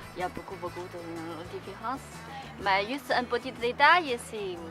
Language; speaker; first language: French; non-native, learner; Chinese